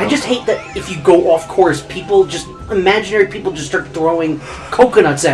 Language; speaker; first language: English; native; English